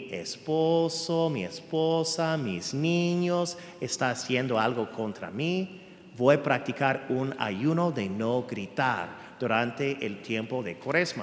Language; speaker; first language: Spanish; non-native, fluent; English